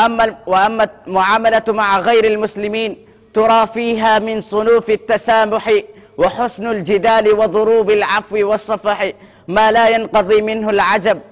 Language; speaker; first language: Arabic; non-native, learner; Urdu